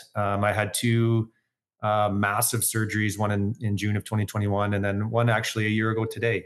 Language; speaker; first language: English; native; English